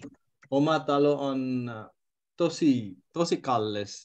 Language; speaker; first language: Finnish; non-native, learner; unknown